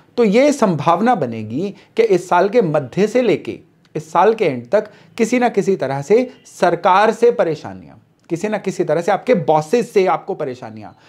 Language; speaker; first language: Hindi; native; Hindi